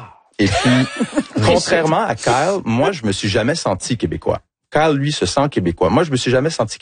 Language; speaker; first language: French; early bilingual, heritage; French